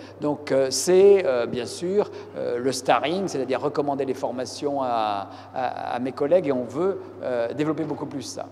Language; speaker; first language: French; native; French